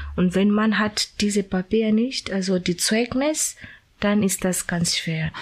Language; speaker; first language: German; non-native, learner; Swahili